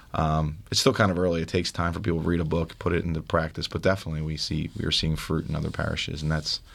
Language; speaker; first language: English; native; English